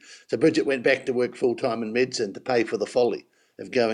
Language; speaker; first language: English; native; English